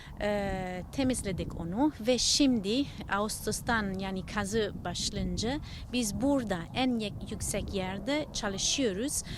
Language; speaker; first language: Turkish; non-native, learner; Italian